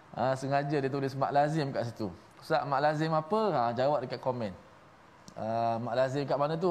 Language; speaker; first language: Malay; native; Malay